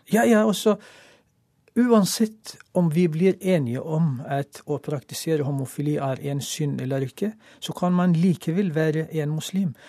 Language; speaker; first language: Norwegian; non-native, fluent; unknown